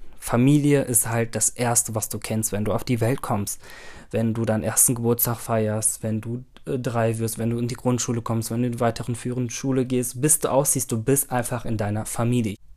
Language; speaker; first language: German; early bilingual, other home language; Turkish